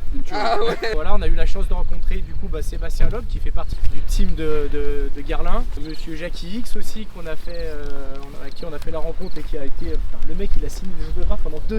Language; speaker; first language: French; native; French